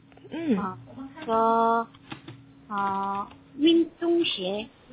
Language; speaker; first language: Chinese; non-native, learner; Korean